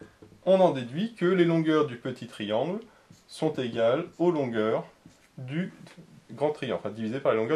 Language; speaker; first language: French; native; French